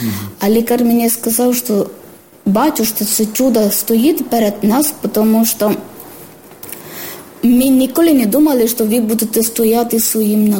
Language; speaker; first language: Ukrainian; non-native, learner; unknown